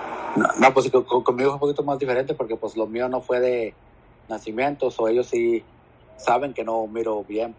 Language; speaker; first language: Spanish; native; Spanish